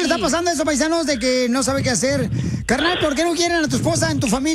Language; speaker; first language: Spanish; native; Spanish